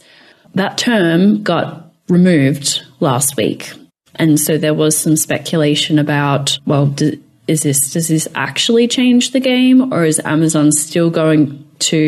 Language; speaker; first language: English; native; English